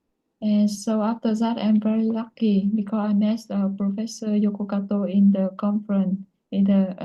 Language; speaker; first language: English; non-native, learner; Vietnamese